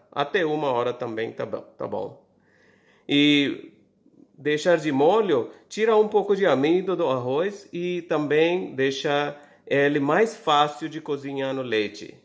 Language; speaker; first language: Portuguese; non-native, fluent; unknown